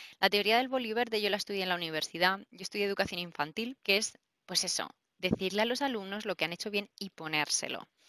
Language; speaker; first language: Spanish; native; Spanish